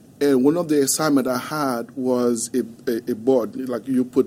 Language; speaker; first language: English; non-native, fluent; Haitian Creole